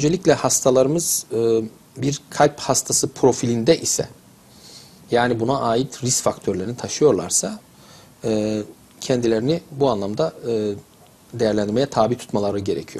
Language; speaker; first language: Turkish; native; Turkish